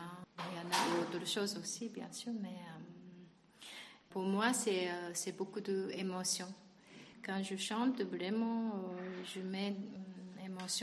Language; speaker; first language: French; non-native, learner; Japanese